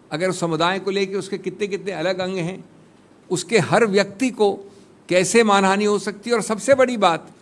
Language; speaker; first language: Hindi; native; Hindi